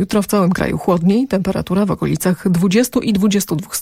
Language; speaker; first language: Polish; native; Polish